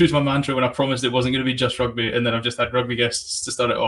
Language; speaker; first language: English; native; English